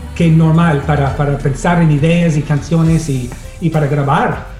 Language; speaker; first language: Spanish; non-native, fluent; English